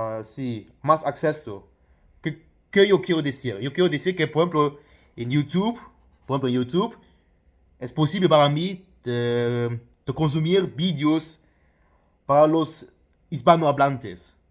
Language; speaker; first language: Spanish; non-native, fluent; Luxembourgish